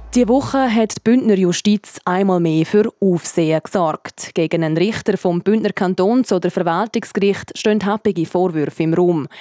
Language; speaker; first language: German; native; German